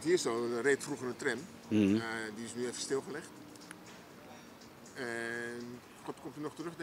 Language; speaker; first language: Dutch; native; Dutch